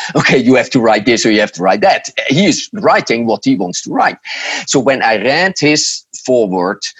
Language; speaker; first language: English; non-native, fluent; Dutch